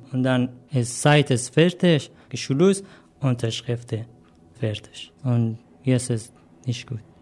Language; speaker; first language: German; non-native, learner; Persian